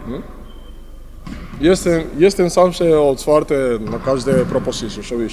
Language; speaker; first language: Polish; non-native, learner; Spanish